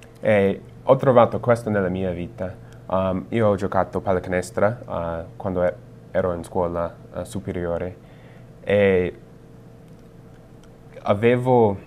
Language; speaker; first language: Italian; non-native, learner; English